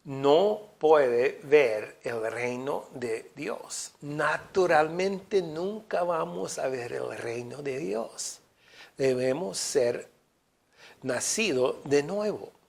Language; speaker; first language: Spanish; non-native, fluent; English